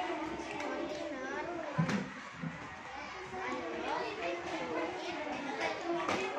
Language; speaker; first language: English; non-native, learner; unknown